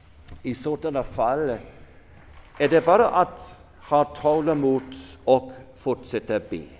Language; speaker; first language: Swedish; non-native, fluent; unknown